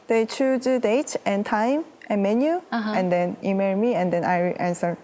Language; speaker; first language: English; non-native, learner; Korean